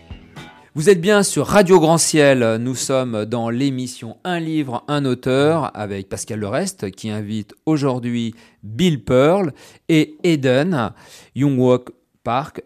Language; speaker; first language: French; native; French